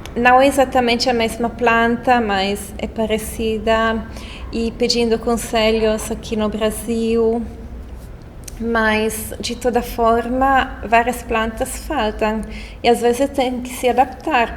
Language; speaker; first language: Portuguese; non-native, fluent; Italian